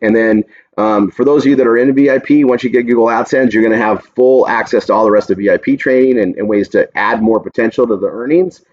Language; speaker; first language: English; native; English